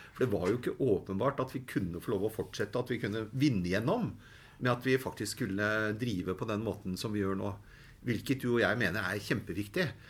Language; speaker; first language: Norwegian; native; Norwegian